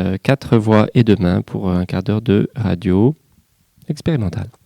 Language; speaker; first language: French; native; French